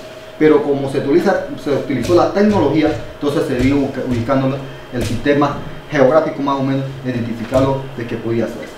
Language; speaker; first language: Spanish; non-native, local second language; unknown